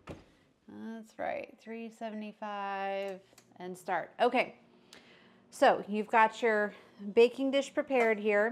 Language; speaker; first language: English; native; English